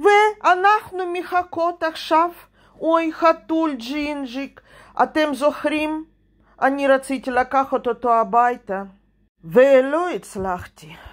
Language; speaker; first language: Hebrew; non-native, fluent; Russian